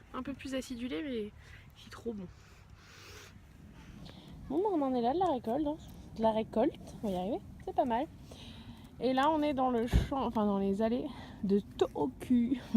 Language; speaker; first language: French; native; French